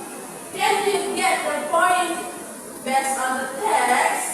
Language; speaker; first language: English; non-native, fluent; Indonesian